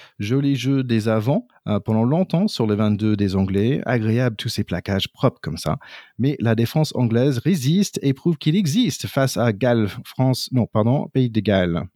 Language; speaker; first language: French; non-native, fluent; English